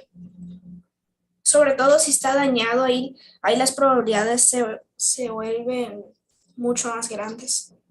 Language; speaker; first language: Spanish; native; Spanish